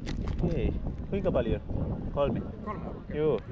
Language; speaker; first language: Finnish; non-native, learner; Sinhala